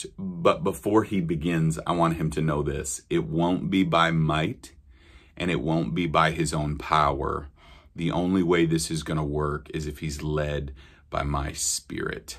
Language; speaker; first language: English; native; English